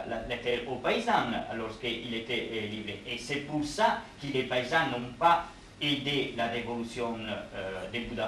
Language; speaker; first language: French; non-native, fluent; Italian